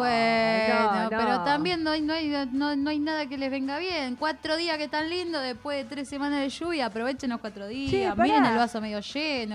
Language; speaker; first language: Spanish; native; Spanish